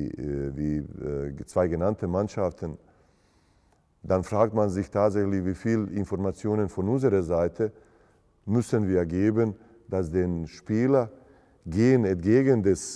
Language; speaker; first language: German; non-native, fluent; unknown